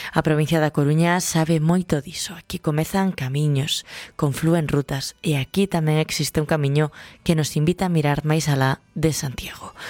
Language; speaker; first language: Galician; native; Galician